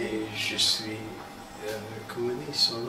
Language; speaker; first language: French; non-native, learner; English